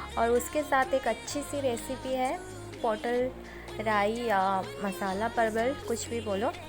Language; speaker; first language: Hindi; non-native, local second language; Odia